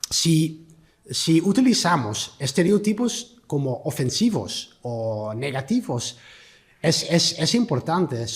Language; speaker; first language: Spanish; non-native, learner; Dutch